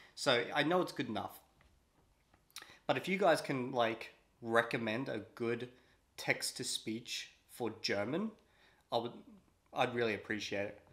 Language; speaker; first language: English; native; English